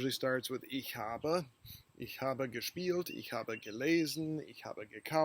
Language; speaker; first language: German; non-native, fluent; English